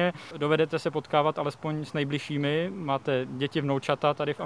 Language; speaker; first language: Czech; native; Czech